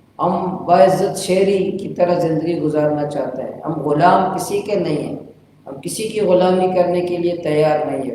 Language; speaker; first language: Urdu; non-native, local second language; Baluchi